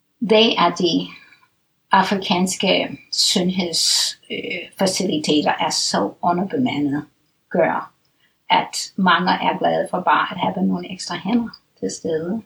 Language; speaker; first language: Danish; non-native, fluent; English